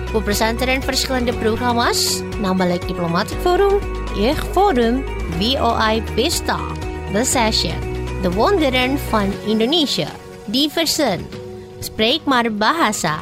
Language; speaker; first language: Dutch; non-native, fluent; Indonesian